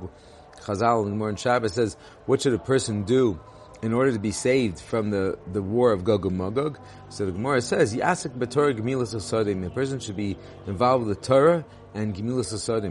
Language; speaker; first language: English; native; English